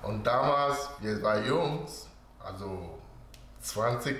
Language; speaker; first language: German; non-native, learner; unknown